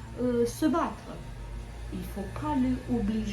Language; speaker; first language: French; non-native, fluent; Ukrainian